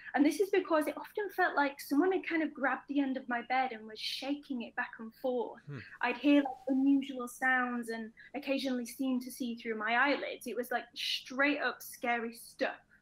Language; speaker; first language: English; native; English